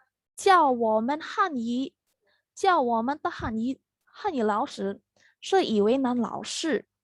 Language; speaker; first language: Chinese; non-native, fluent; Indonesian